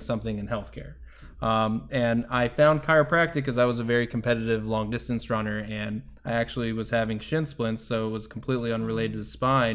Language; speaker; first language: English; native; English